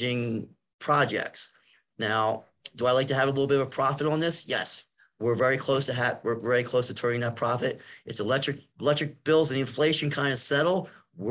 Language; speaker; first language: English; native; English